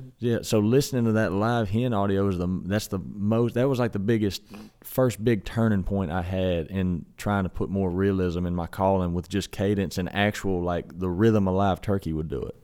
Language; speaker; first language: English; native; English